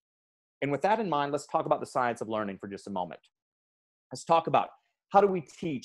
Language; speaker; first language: English; native; English